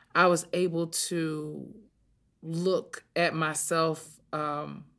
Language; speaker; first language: English; native; English